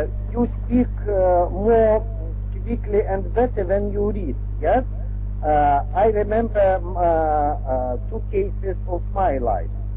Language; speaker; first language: English; non-native, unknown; Russian